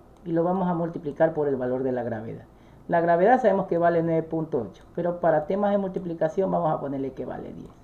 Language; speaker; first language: Spanish; native; Spanish